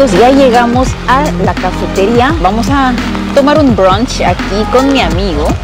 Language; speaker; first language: Spanish; non-native, fluent; Korean